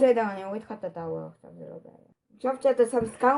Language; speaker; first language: Hebrew; native; Hebrew